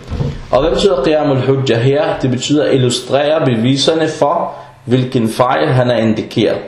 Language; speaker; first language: Danish; non-native, fluent; Arabic